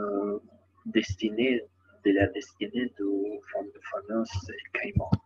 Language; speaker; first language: French; non-native, learner; Ukrainian